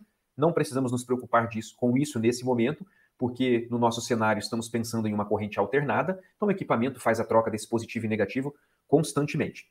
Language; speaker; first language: Portuguese; native; Portuguese